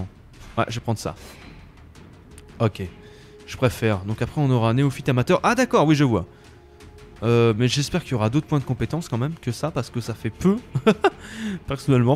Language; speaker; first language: French; native; French